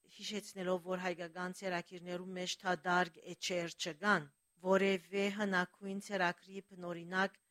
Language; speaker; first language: Armenian; early bilingual, heritage; Armenian